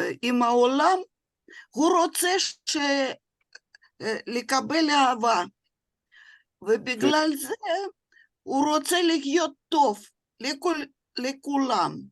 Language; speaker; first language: Hebrew; non-native, fluent; Russian